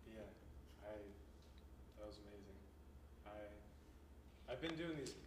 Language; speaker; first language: English; native; English